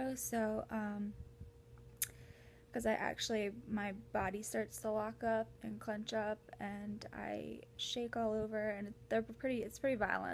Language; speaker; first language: English; native; English